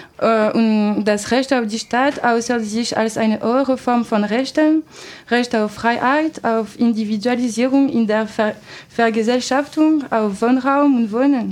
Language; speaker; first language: German; non-native, learner; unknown